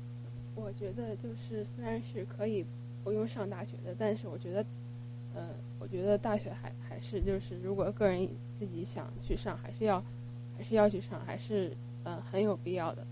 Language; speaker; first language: Chinese; early bilingual, other home language; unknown